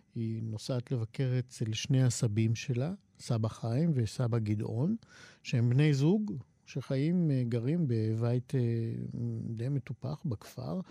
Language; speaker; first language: Hebrew; native; Hebrew